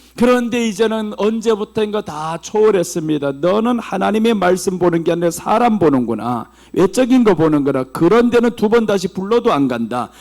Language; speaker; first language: Korean; early bilingual, heritage; Korean